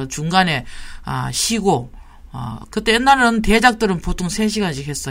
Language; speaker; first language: Korean; native; Korean